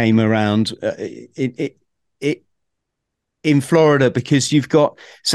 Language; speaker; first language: English; native; English